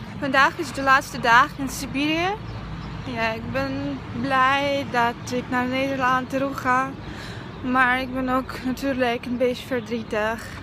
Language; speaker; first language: Dutch; non-native, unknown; Russian